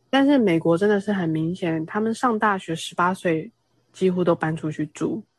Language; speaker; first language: Chinese; native; Chinese